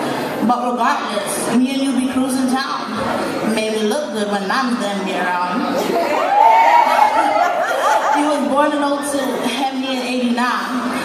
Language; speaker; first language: English; native; English